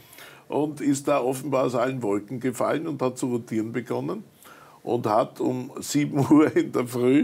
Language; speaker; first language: German; native; German